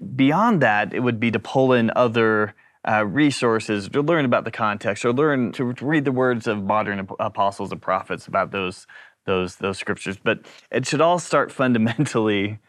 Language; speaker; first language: English; native; English